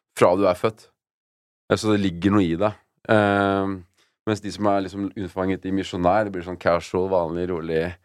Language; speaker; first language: Norwegian; native; Norwegian